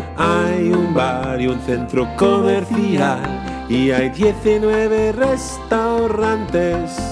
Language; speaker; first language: Spanish; non-native, fluent; English